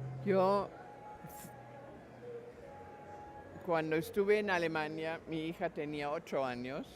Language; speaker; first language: Spanish; non-native, fluent; German